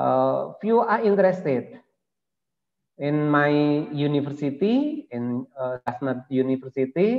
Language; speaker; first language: English; non-native, learner; Indonesian